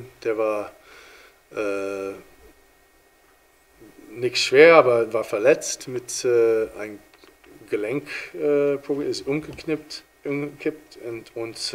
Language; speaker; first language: German; non-native, fluent; English